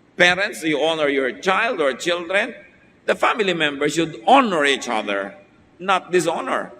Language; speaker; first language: English; non-native, local second language; Filipino